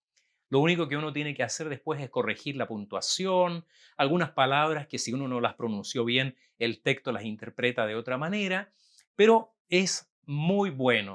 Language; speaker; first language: Spanish; native; Spanish